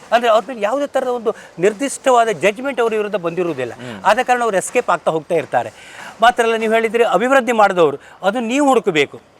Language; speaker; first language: Kannada; native; Kannada